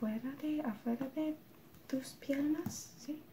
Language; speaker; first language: Spanish; non-native, learner; English